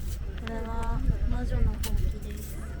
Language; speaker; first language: Japanese; native; Japanese